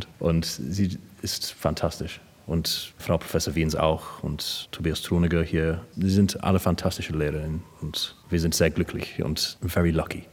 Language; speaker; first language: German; non-native, learner; English